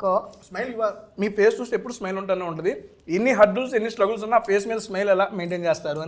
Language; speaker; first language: Telugu; native; Telugu